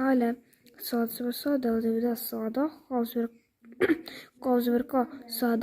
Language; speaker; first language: Arabic; non-native, learner; Urdu